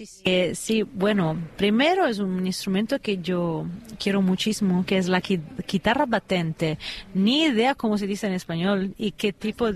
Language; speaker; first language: Spanish; non-native, fluent; Italian